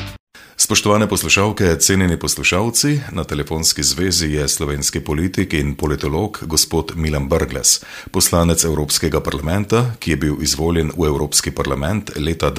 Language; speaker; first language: Slovenian; native; Slovenian